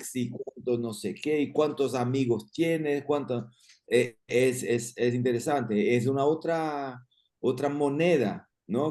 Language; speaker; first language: Spanish; non-native, fluent; Portuguese